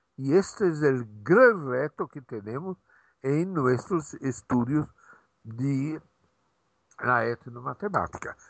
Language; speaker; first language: Spanish; non-native, fluent; Portuguese